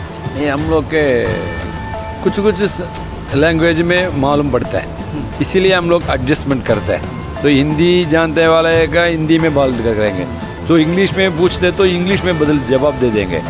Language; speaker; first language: Hindi; non-native, local second language; Tamil